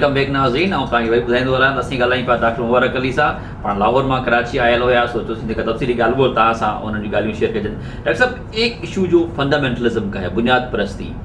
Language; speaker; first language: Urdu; non-native, local second language; Sindhi